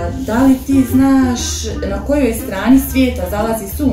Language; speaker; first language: Serbian; native; Serbian